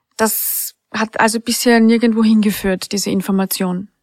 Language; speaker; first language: German; native; German